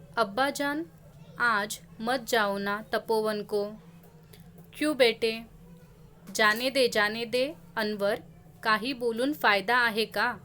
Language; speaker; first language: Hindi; non-native, local second language; Marathi